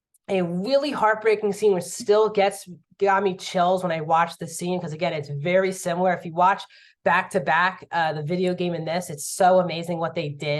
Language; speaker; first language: English; native; English